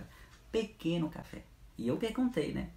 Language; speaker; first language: Portuguese; non-native, fluent; French